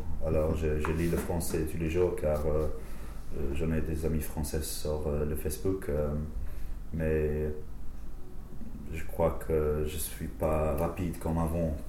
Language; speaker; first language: French; non-native, fluent; English